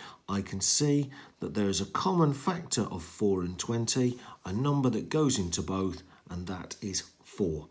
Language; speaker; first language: English; native; English